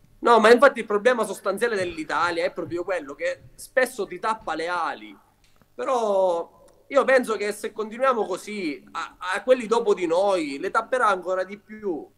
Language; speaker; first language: Italian; native; Italian